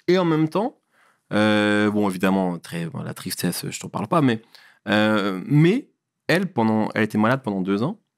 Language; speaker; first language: French; early bilingual, other home language; Arabic